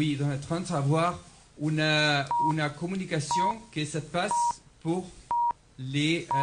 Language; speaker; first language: French; non-native, fluent; Spanish